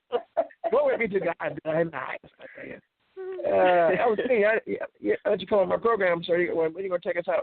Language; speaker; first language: English; native; English